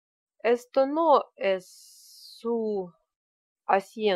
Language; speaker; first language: Spanish; non-native, learner; Russian